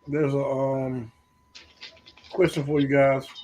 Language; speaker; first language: English; native; English